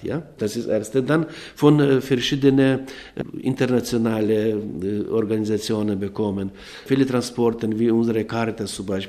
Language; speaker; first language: German; non-native, learner; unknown